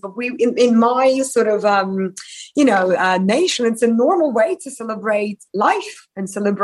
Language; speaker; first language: English; non-native, fluent; Russian